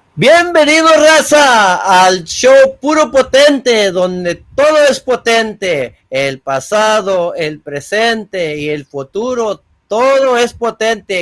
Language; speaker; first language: Spanish; early bilingual, other home language; English